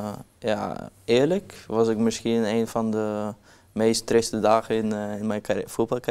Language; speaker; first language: Dutch; non-native, learner; Norwegian